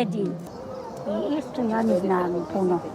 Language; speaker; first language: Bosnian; non-native, learner; Arabic